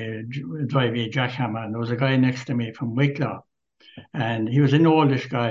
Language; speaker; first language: English; native; English